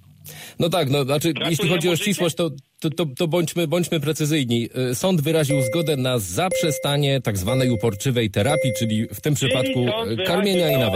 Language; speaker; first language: Polish; native; Polish